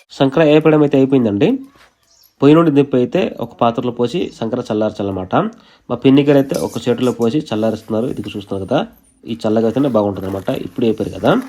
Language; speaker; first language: Telugu; non-native, local second language; Odia